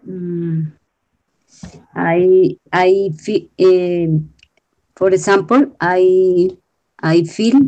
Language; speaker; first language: English; non-native, learner; Spanish